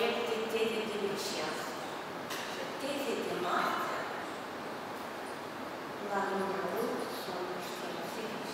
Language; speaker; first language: Romanian; non-native, local second language; Russian